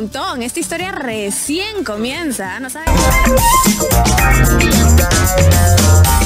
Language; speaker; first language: Spanish; native; Spanish